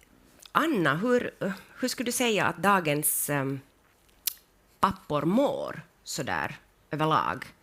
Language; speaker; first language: Swedish; native; Swedish